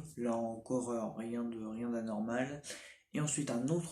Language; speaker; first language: French; native; French